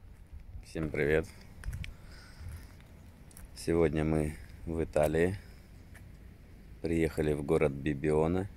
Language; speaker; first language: Russian; native; Russian